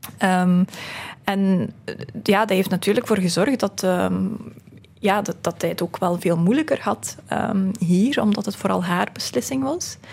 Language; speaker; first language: Dutch; early bilingual, other home language; Russian